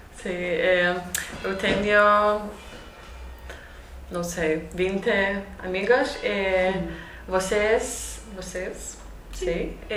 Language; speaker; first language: Portuguese; non-native, learner; Lithuanian